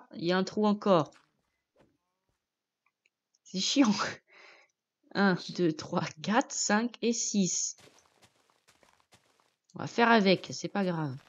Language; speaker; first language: French; native; French